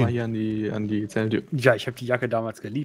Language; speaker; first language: German; native; German